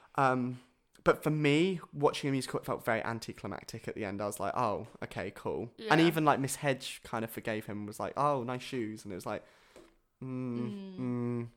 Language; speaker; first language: English; native; English